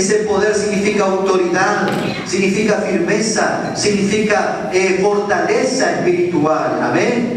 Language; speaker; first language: Spanish; native; Spanish